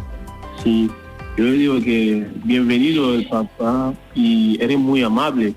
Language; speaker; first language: Spanish; non-native, learner; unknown